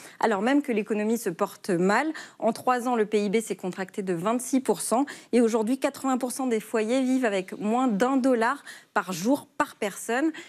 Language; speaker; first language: French; native; French